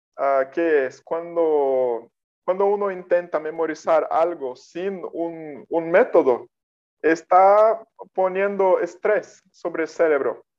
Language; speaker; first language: Spanish; non-native, fluent; Portuguese